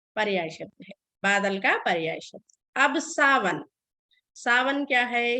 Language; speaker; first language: Hindi; non-native, local second language; Telugu